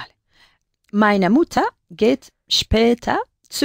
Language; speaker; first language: German; non-native, learner; Spanish